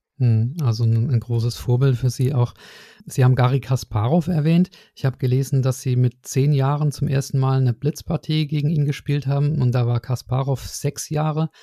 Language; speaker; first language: German; native; German